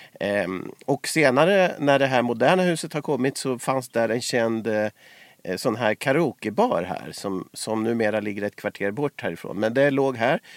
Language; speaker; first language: Swedish; native; Swedish